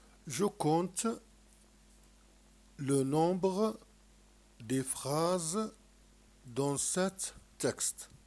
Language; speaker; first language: French; non-native, local second language; Arabic